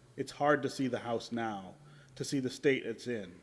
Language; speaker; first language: English; native; English